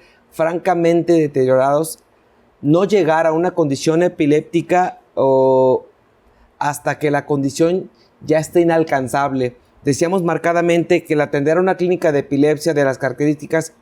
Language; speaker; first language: Spanish; native; Spanish